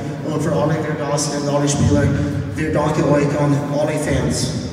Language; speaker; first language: German; non-native, fluent; English